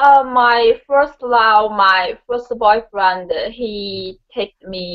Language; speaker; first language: English; non-native, learner; Chinese